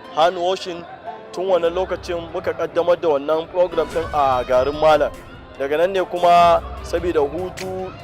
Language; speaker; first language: Hausa; native; Hausa